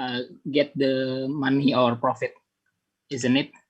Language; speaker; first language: English; non-native, learner; Indonesian